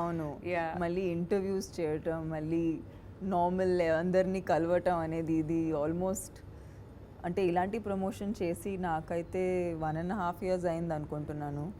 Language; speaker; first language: Telugu; non-native, fluent; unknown